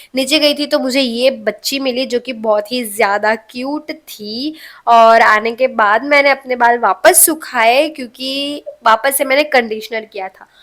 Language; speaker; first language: Hindi; non-native, local second language; Marathi